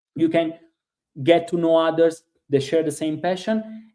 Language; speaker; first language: English; non-native, fluent; Italian